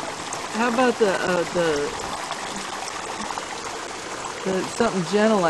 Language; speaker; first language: English; native; English